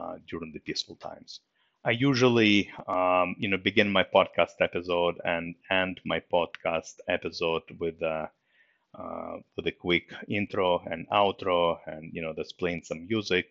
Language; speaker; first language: English; non-native, fluent; Russian